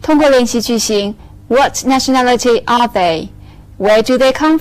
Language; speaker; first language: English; non-native, fluent; Chinese